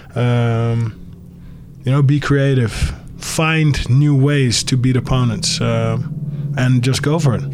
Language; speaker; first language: English; early bilingual, other home language; Dutch